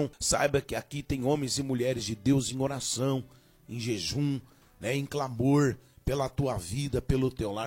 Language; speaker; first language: Portuguese; native; Portuguese